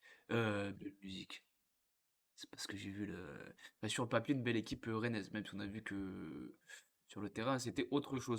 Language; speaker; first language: French; native; French